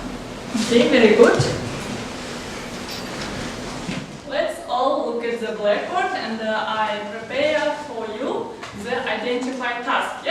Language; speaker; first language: English; non-native, learner; Kazakh